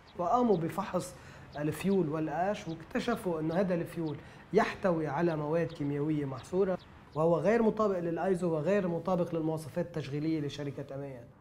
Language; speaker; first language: Arabic; native; Arabic